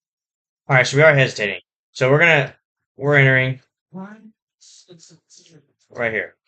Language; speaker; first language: English; native; English